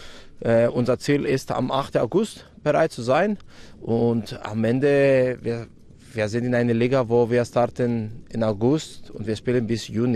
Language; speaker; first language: German; non-native, fluent; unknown